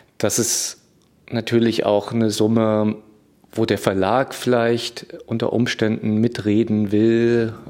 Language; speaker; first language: German; native; German